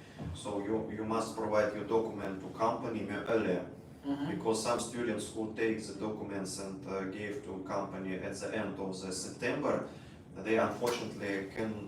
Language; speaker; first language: English; non-native, learner; Russian